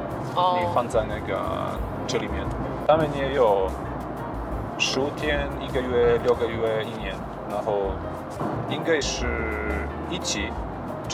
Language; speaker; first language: Chinese; non-native, learner; Croatian